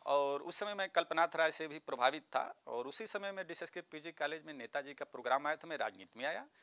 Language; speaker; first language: Hindi; native; Hindi